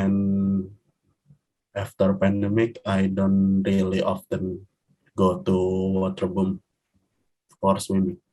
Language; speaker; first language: English; non-native, learner; Indonesian